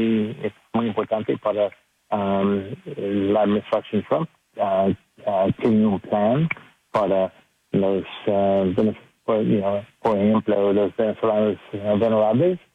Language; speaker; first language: Spanish; non-native, learner; English